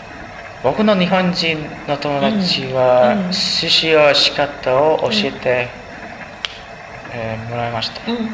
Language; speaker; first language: Japanese; non-native, learner; English